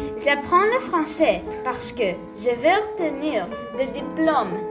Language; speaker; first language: French; non-native, learner; Greek